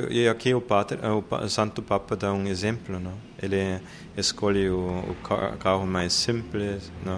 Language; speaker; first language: Portuguese; non-native, fluent; German